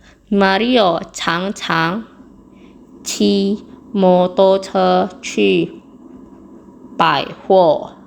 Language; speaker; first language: Chinese; non-native, fluent; Indonesian